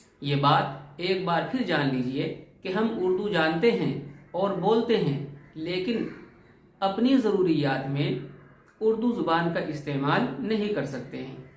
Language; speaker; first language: Urdu; native; Urdu